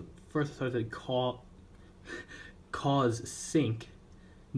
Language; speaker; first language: English; native; English